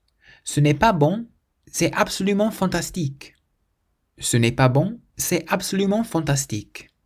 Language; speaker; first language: French; non-native, fluent; English